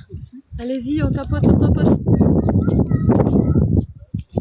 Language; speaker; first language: French; native; French